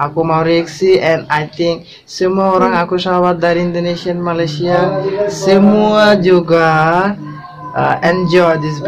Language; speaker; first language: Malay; non-native, learner; Bangla